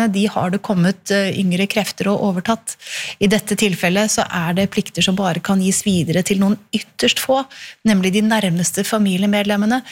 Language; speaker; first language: Norwegian; native; Norwegian